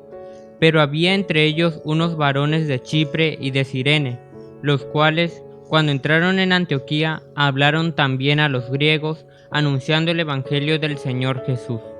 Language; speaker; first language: Spanish; native; Spanish